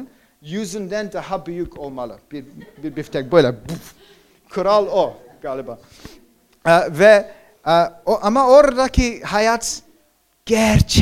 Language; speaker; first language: Turkish; non-native, fluent; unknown